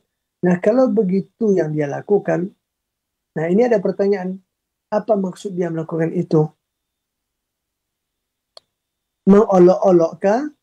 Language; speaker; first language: Indonesian; native; Indonesian